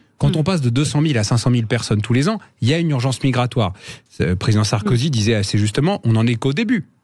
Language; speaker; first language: French; native; French